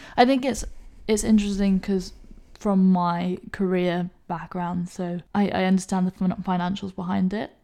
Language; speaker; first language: English; native; English